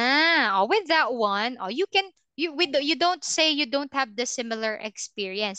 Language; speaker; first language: English; non-native, fluent; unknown